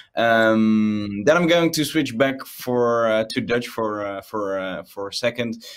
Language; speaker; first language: English; non-native, fluent; Dutch